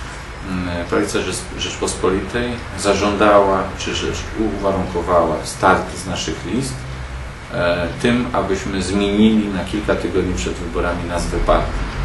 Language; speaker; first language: Polish; native; Polish